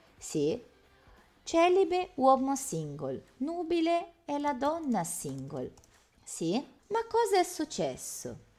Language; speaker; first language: Italian; non-native, fluent; Portuguese